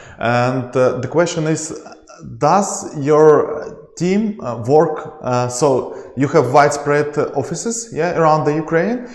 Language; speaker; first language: English; non-native, learner; Ukrainian